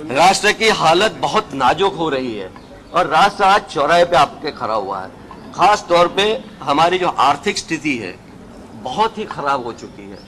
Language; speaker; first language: Hindi; non-native, local second language; Gujarati